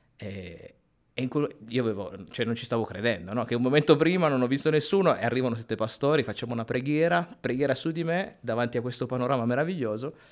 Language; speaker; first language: Italian; native; Italian